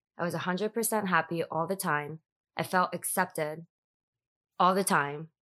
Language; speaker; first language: English; early bilingual, other home language; Korean